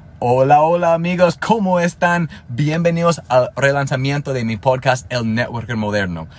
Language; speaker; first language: Spanish; non-native, fluent; English